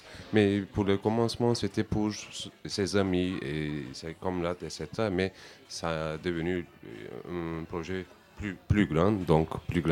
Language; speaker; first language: French; non-native, learner; Turkish